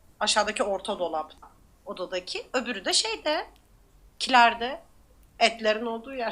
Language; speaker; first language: Turkish; native; Turkish